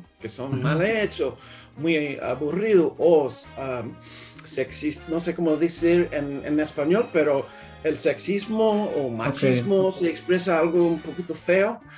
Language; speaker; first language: Spanish; early bilingual, heritage; English